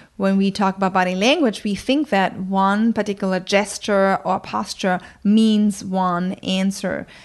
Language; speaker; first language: English; non-native, fluent; German